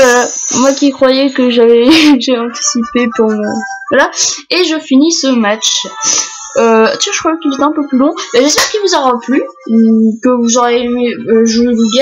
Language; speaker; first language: French; native; French